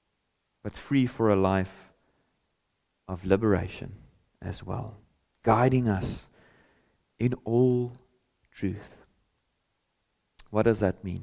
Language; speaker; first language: English; non-native, local second language; Afrikaans